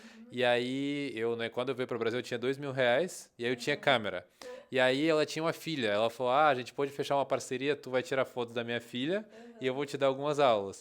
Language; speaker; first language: Portuguese; non-native, fluent; Russian